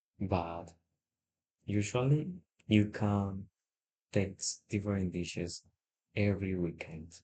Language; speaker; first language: English; non-native, learner; Spanish